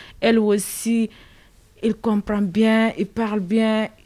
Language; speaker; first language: French; non-native, learner; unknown